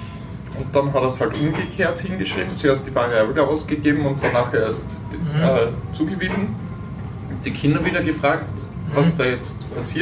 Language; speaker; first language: German; native; German